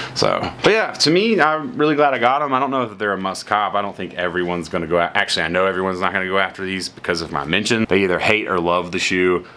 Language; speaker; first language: English; native; English